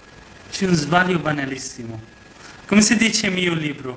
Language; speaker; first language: Italian; non-native, fluent; Arabic